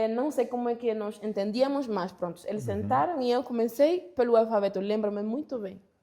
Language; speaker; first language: Portuguese; non-native, fluent; Spanish